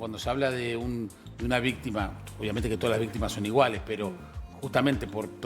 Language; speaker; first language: Spanish; native; Spanish